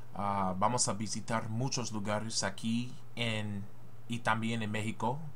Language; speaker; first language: Spanish; non-native, learner; English